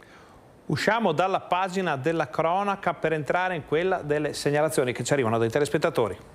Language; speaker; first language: Italian; native; Italian